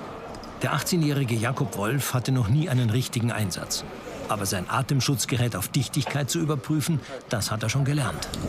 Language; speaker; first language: German; native; German